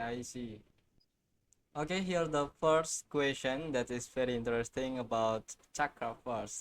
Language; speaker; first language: English; non-native, learner; Indonesian